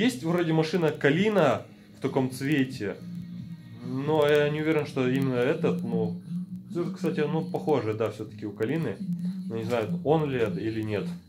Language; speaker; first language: Russian; native; Russian